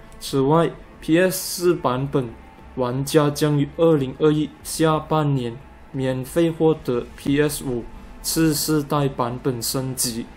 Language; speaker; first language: Chinese; native; Chinese